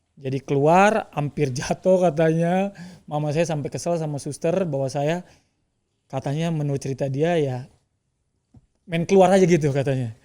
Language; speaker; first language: Indonesian; native; Indonesian